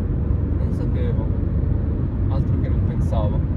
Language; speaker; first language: Italian; early bilingual, other home language; Filipino